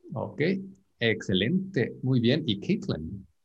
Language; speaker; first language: Spanish; native; Spanish